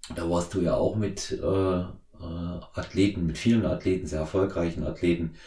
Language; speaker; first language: German; native; German